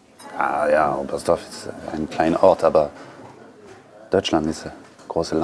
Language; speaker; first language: German; non-native, learner; French